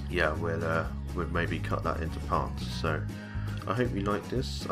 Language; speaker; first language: English; native; English